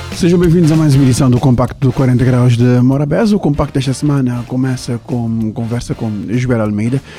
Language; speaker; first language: Portuguese; non-native, local second language; Kabuverdianu